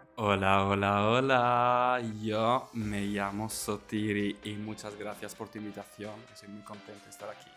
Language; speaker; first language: Spanish; non-native, fluent; Italian